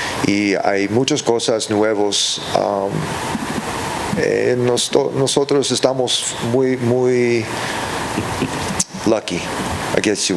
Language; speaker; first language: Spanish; early bilingual, heritage; English